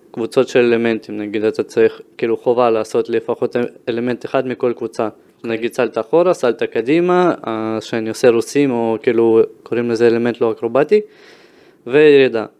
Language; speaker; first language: Hebrew; early bilingual, other home language; Ukrainian